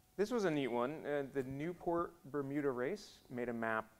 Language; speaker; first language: English; native; English